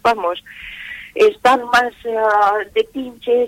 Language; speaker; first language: Spanish; non-native, fluent; Ukrainian